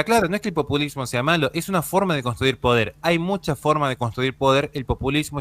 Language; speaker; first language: Spanish; native; Spanish